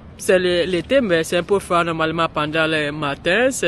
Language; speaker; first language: French; non-native, learner; English